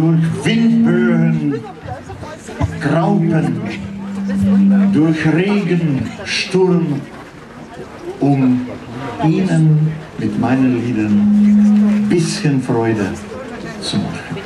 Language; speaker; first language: German; non-native, fluent; Czech